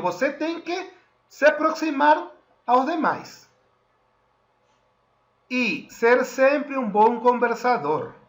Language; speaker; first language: Portuguese; non-native, fluent; Spanish